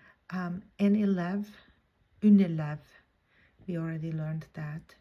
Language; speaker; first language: French; non-native, fluent; English